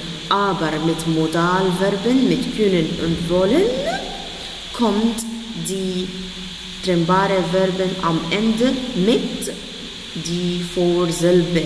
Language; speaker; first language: German; non-native, fluent; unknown